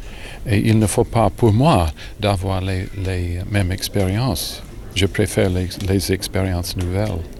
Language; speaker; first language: French; non-native, learner; English